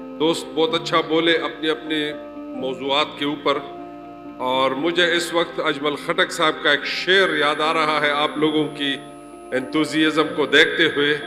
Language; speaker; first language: Urdu; non-native, local second language; Pashto